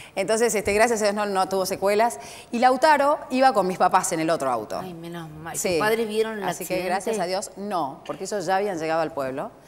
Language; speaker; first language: Spanish; native; Spanish